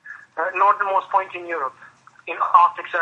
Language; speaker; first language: English; non-native, fluent; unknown